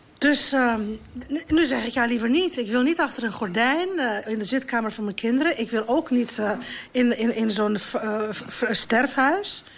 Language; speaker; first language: Dutch; non-native, fluent; Romanian